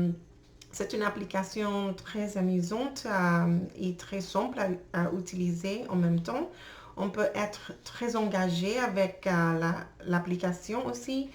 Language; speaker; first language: French; non-native, learner; English